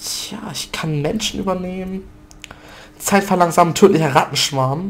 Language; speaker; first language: German; native; German